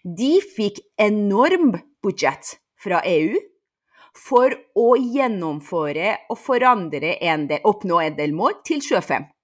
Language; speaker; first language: Norwegian; non-native, fluent; Persian